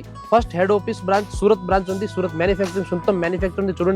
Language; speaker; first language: Telugu; non-native, local second language; Urdu